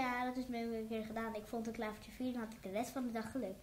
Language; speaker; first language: Dutch; native; Dutch